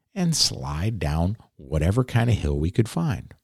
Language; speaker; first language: English; native; English